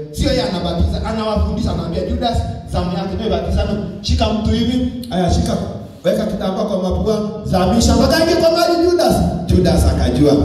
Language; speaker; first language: Swahili; non-native, local second language; Kalenjin